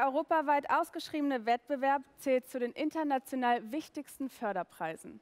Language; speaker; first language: German; native; German